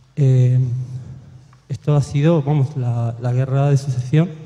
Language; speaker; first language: Spanish; native; Spanish